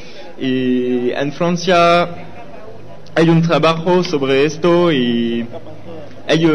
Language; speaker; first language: Spanish; non-native, learner; French